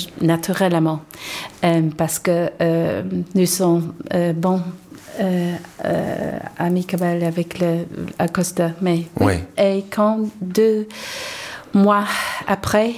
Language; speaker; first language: French; non-native, learner; English